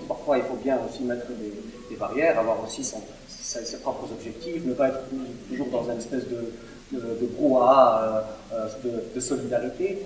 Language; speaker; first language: French; non-native, local second language; Arabic